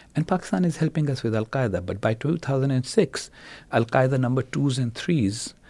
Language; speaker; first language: English; non-native, local second language; Urdu